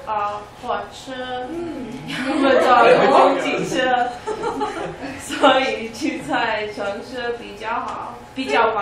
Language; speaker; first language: Chinese; non-native, learner; English